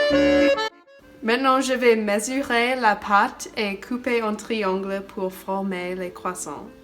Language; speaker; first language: French; non-native, learner; English